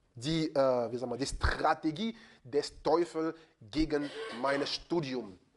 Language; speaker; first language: German; non-native, fluent; French